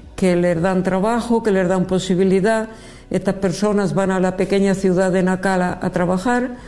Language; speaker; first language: Spanish; native; Spanish